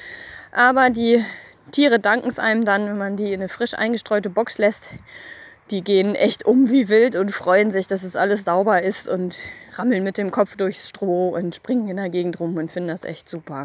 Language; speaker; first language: German; native; German